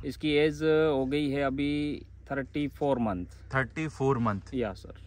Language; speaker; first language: Hindi; native; Hindi